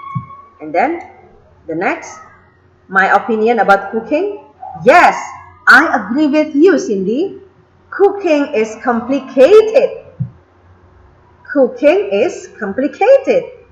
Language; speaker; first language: English; non-native, fluent; Indonesian